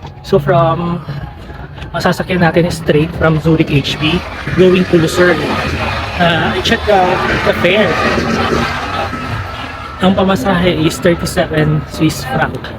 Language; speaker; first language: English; non-native, local second language; Filipino